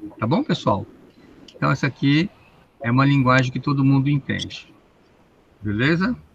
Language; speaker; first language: Portuguese; native; Portuguese